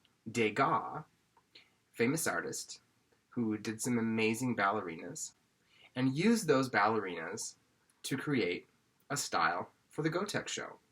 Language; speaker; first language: English; native; English